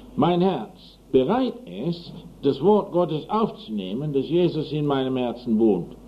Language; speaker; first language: German; non-native, fluent; English